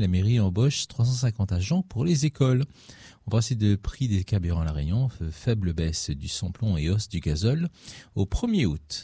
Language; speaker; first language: French; native; French